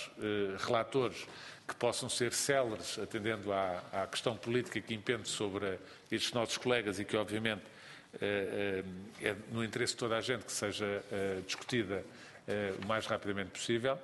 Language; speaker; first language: Portuguese; native; Portuguese